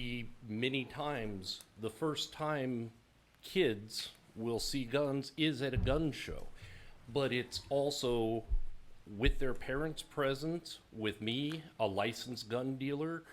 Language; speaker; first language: English; native; English